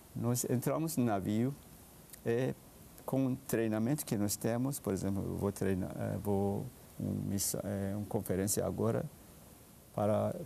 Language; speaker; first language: Portuguese; non-native, fluent; Persian